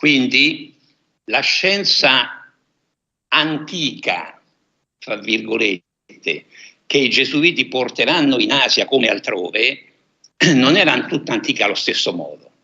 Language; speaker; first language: Italian; native; Italian